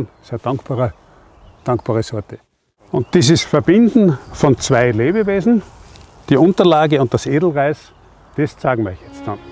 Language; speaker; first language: German; native; German